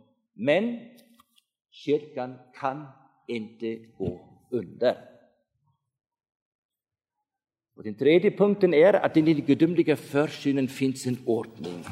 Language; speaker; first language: Swedish; non-native, fluent; German